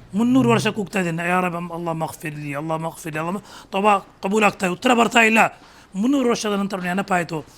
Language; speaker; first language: Kannada; non-native, local second language; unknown